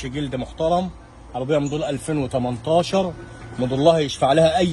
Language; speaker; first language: Arabic; native; Arabic